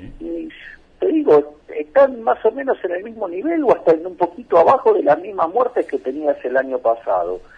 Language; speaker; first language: Spanish; native; Spanish